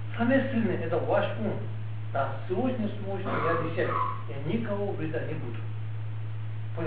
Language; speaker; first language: Russian; non-native, learner; Tibetan